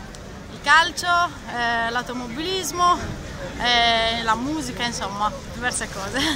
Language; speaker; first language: Italian; native; Italian